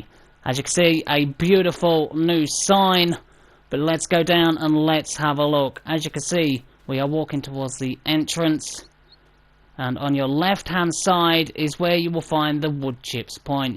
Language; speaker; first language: English; native; English